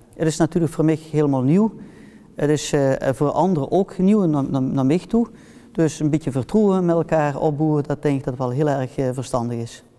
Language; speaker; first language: Dutch; early bilingual, heritage; Dutch